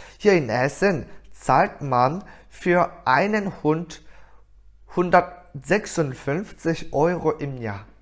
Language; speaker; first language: German; non-native, fluent; Korean